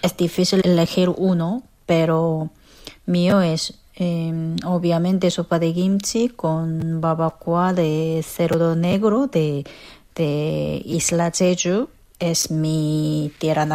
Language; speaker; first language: Spanish; non-native, fluent; Korean